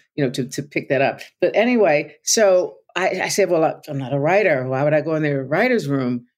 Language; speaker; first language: English; native; English